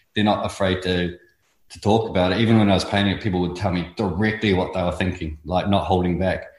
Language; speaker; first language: English; native; English